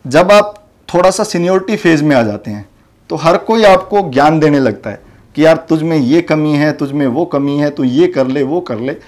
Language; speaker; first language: Hindi; native; Hindi